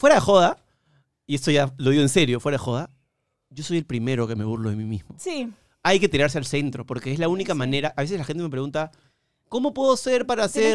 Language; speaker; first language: Spanish; native; Spanish